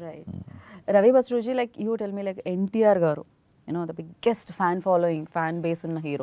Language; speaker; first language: Telugu; native; Telugu